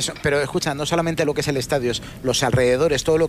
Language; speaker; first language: Spanish; native; Spanish